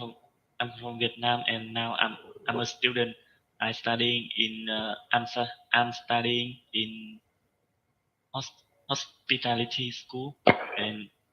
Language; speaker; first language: English; non-native, learner; Vietnamese